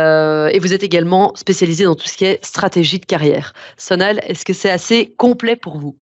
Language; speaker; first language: French; native; French